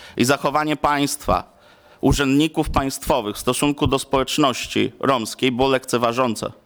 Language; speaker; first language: Polish; non-native, local second language; Romany